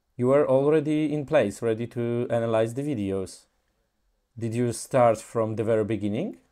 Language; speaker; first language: English; non-native, fluent; Polish